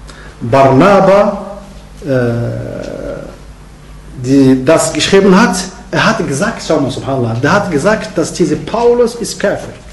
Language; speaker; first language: German; non-native, fluent; Arabic